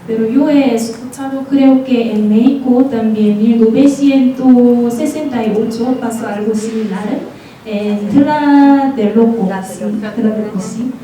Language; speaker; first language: Spanish; non-native, learner; Korean